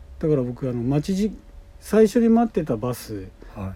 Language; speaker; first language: Japanese; native; Japanese